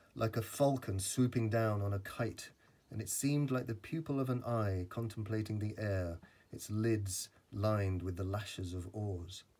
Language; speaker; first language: English; native; English